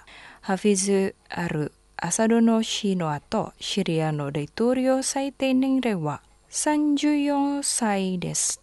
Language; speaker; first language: Japanese; non-native, learner; Indonesian